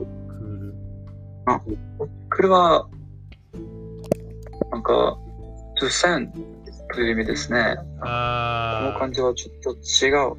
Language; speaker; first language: Japanese; non-native, learner; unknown